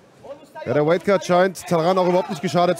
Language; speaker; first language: German; native; German